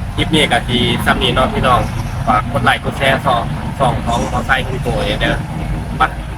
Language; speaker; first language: Thai; native; Thai